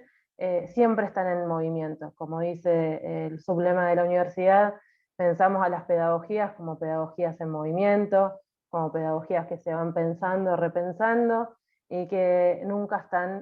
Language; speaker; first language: Spanish; native; Spanish